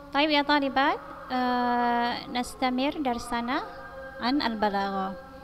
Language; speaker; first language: Arabic; non-native, fluent; Indonesian